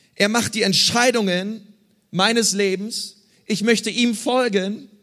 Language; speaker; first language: German; native; German